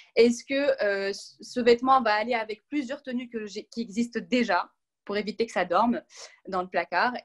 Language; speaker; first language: French; non-native, local second language; Arabic